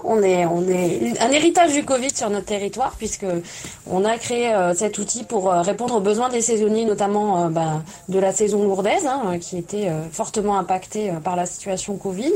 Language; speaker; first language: French; native; French